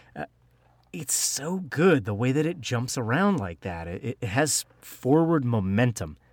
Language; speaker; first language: English; native; English